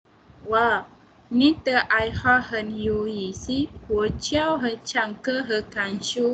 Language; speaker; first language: Chinese; non-native, learner; Malay